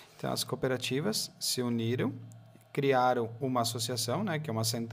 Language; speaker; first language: Portuguese; native; Portuguese